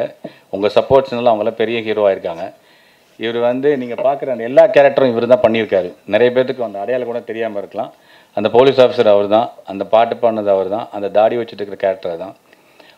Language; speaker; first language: Tamil; native; Tamil